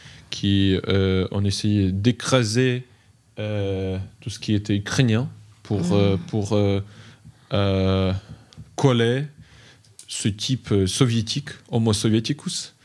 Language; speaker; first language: French; non-native, fluent; Ukrainian